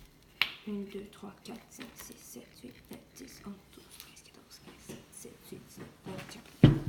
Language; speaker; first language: French; non-native, local second language; English